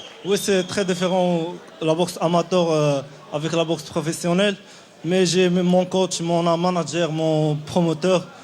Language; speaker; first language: French; non-native, local second language; Arabic